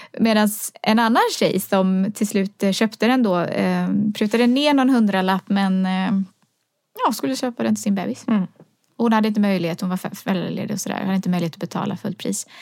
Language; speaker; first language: Swedish; native; Swedish